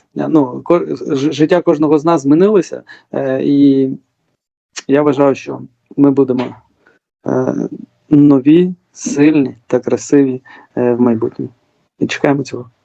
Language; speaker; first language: Ukrainian; early bilingual, other home language; Georgian